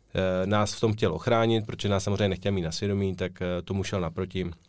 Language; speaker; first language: Czech; native; Czech